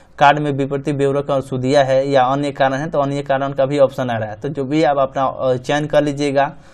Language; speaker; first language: Hindi; native; Hindi